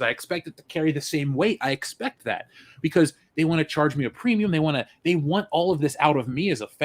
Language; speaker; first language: English; native; English